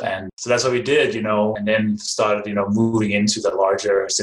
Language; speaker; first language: English; non-native, fluent; Danish